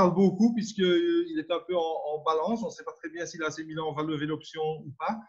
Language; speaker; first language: French; native; French